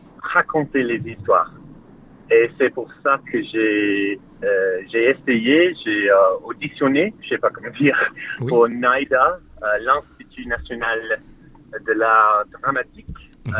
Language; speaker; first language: French; non-native, learner; English